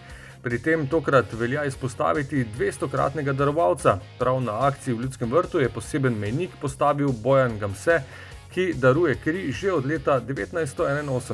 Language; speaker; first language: Slovenian; native; Slovenian